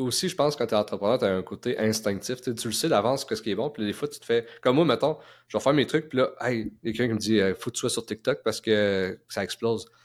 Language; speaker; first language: French; native; French